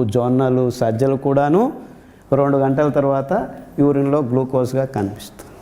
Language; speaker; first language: Telugu; native; Telugu